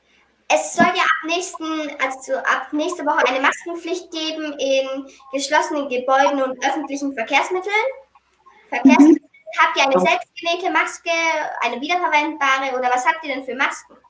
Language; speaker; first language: German; early bilingual, other home language; Turkish